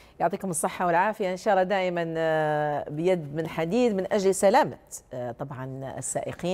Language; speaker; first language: Arabic; native; Arabic